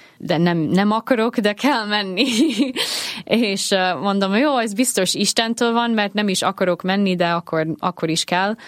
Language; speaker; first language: Hungarian; non-native, fluent; English